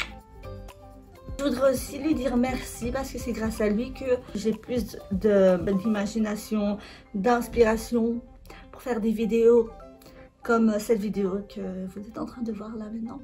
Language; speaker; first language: French; native; French